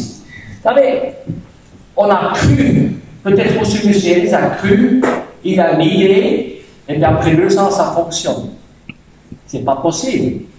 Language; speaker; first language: French; non-native, fluent; German